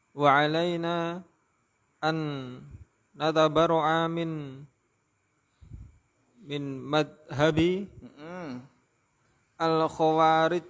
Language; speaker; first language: Arabic; non-native, learner; Indonesian